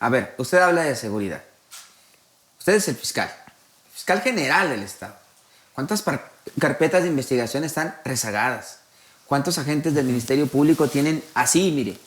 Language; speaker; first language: Spanish; native; Spanish